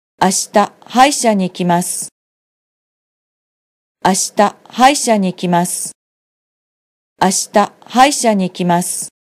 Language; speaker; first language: Japanese; non-native, fluent; Vietnamese